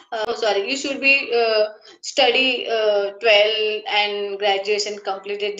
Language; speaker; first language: English; non-native, learner; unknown